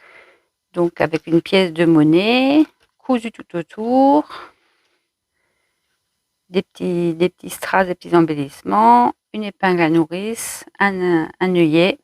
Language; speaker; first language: French; native; French